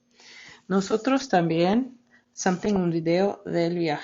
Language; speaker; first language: Spanish; non-native, fluent; English